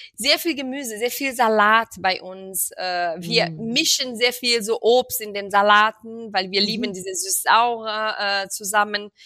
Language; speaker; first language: German; non-native, fluent; Portuguese